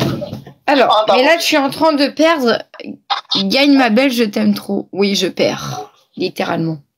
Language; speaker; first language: French; native; French